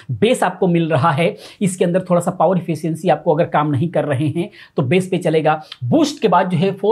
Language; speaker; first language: Hindi; native; Hindi